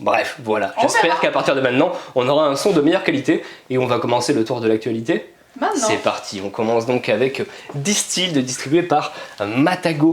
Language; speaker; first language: French; native; French